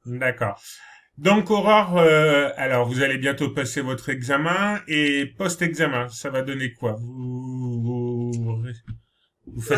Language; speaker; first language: French; native; French